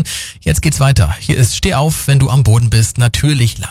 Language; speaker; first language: German; native; German